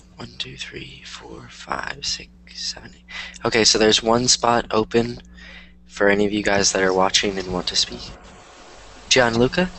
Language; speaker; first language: English; native; English